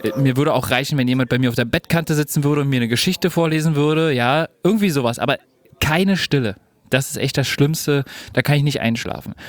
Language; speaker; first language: German; native; German